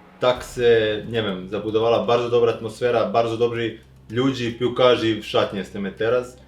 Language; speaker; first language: Polish; non-native, learner; Serbian